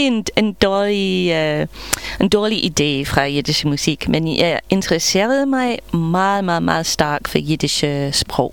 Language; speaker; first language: Danish; non-native, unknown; English